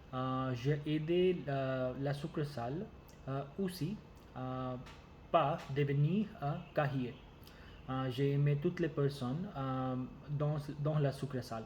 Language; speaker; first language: French; non-native, learner; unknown